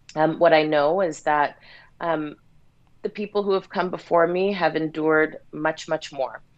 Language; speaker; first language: English; native; English